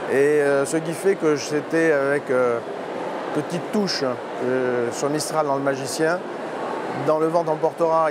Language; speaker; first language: French; native; French